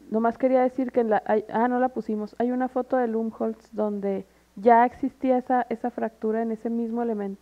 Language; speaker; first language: Spanish; native; Spanish